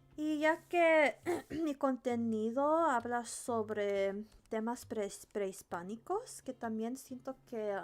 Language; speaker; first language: Spanish; early bilingual, heritage; Spanish